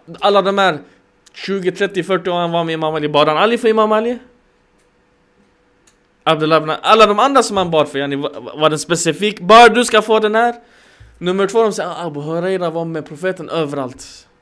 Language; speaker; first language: Swedish; non-native, fluent; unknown